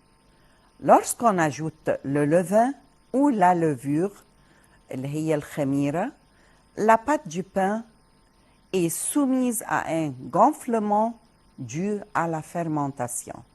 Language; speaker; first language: French; non-native, fluent; Arabic